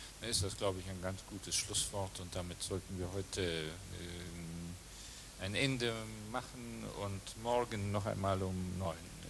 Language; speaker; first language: German; native; German